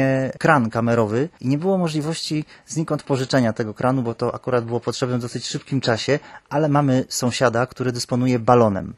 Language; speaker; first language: Polish; native; Polish